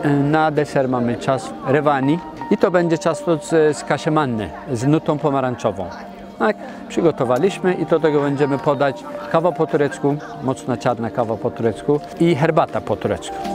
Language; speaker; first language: Polish; non-native, fluent; Turkish